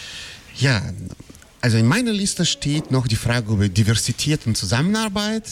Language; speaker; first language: German; non-native, fluent; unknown